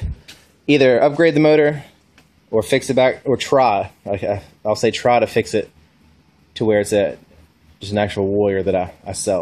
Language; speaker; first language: English; native; English